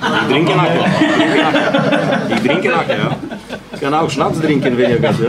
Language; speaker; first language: German; non-native, fluent; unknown